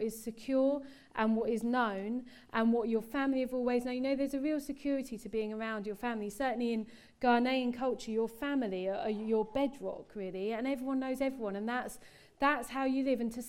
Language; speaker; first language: English; native; English